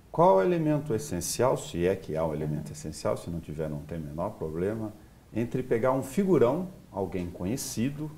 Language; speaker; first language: Portuguese; native; Portuguese